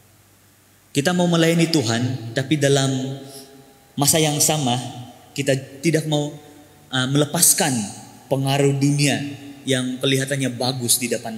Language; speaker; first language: Malay; native; Malay